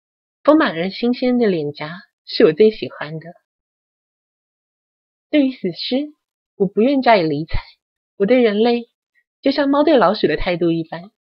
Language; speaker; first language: Chinese; native; Chinese